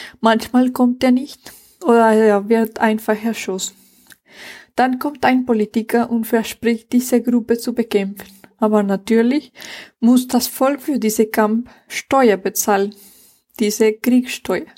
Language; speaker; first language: German; non-native, fluent; Spanish